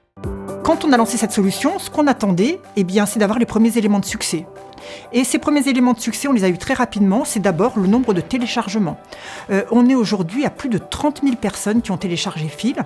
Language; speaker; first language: French; native; French